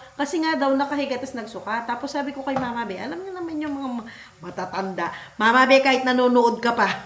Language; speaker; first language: Filipino; non-native, local second language; Pampanga